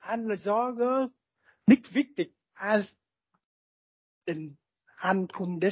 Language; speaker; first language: German; non-native, learner; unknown